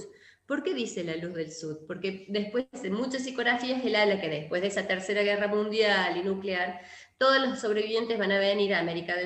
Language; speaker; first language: Spanish; native; Spanish